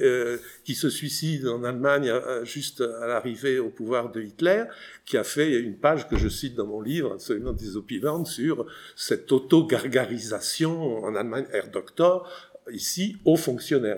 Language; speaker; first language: French; native; French